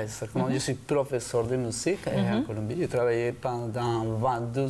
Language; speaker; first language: French; non-native, fluent; Spanish